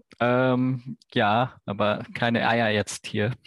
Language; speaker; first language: German; non-native, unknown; Korean